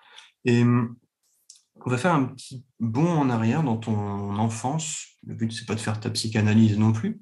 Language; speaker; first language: French; native; French